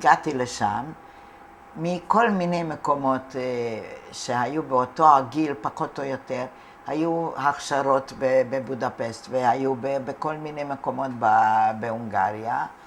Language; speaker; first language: Hebrew; non-native, fluent; Hungarian